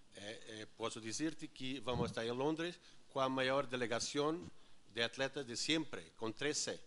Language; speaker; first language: Spanish; non-native, learner; Portuguese